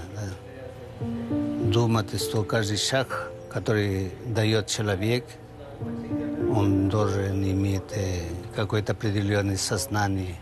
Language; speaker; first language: Russian; non-native, learner; Spanish